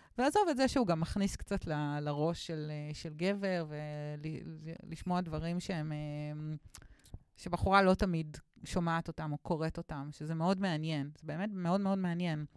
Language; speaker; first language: Hebrew; native; Hebrew